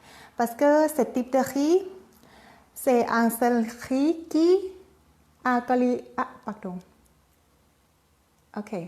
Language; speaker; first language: French; non-native, learner; Thai